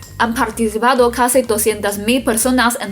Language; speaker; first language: Spanish; non-native, fluent; Chinese